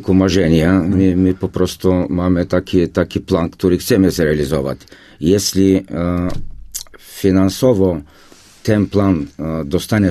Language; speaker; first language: Polish; non-native, fluent; Bulgarian